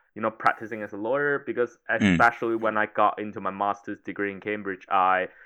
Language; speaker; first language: English; non-native, local second language; Cantonese